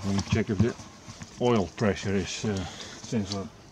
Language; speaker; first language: English; non-native, learner; Dutch